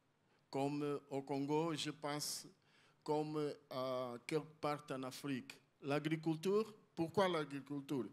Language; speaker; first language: French; non-native, learner; Portuguese